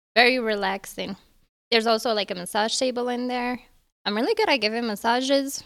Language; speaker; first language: English; early bilingual, other home language; Arabic